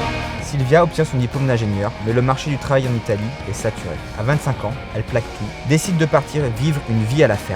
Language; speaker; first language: French; native; French